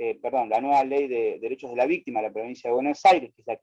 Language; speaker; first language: Spanish; native; Spanish